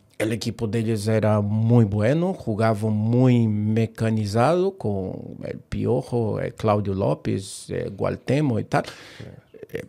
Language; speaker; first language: Spanish; non-native, fluent; Portuguese